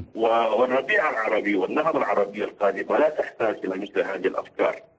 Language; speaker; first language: Arabic; native; Arabic